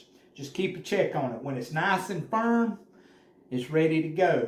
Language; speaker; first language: English; native; English